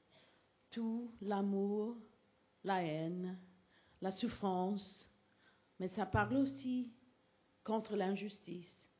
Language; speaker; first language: French; non-native, fluent; English